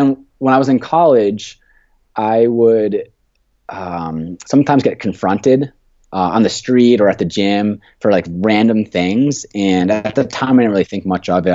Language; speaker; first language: English; native; English